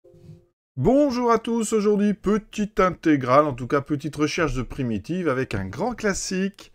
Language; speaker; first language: French; native; French